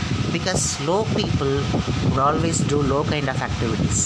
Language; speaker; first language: English; non-native, local second language; Tamil